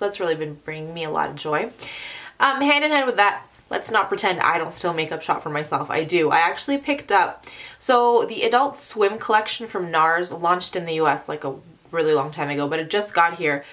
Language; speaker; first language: English; early bilingual, other home language; Arabic